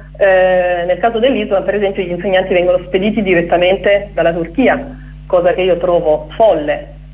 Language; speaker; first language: Italian; native; Italian